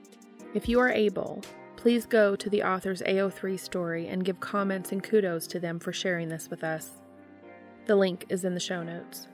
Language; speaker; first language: English; native; English